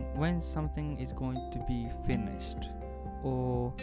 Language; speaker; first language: English; non-native, fluent; Japanese